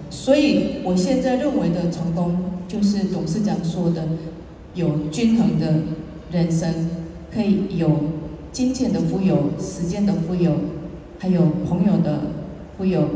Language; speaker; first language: Chinese; non-native, fluent; Korean